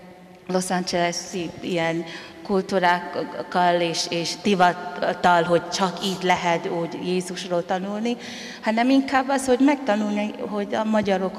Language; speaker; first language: Hungarian; non-native, fluent; Tongan